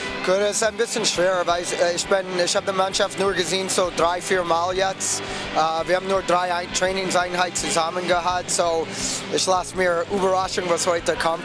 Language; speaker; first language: German; non-native, fluent; English